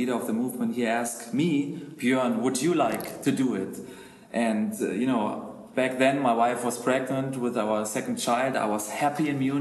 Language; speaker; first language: English; non-native, fluent; German